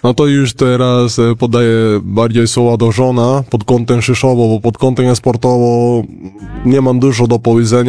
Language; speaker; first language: Polish; non-native, learner; Spanish